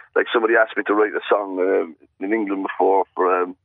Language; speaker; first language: English; native; English